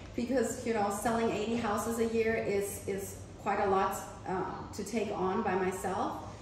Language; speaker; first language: English; non-native, fluent; German